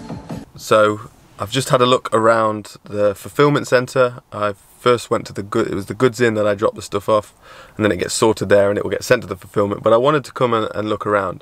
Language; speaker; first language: English; native; English